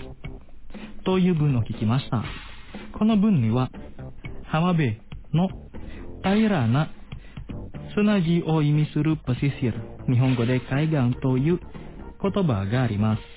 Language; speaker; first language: Japanese; non-native, fluent; Indonesian